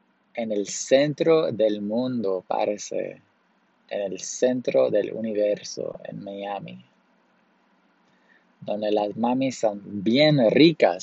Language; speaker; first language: Spanish; early bilingual, heritage; Spanish